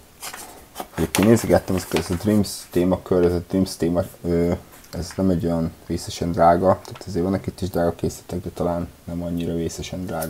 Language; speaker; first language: Hungarian; native; Hungarian